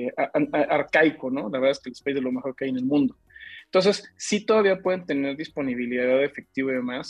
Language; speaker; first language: Spanish; native; Spanish